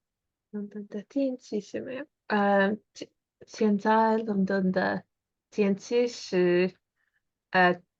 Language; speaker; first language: Chinese; non-native, learner; English